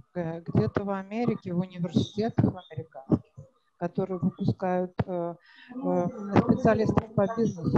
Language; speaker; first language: Russian; native; Russian